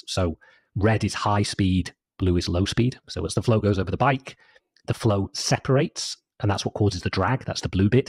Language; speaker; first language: English; native; English